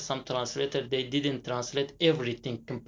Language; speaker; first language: English; non-native, learner; Persian